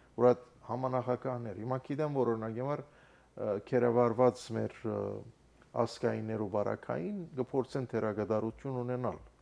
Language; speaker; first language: Armenian; native; Armenian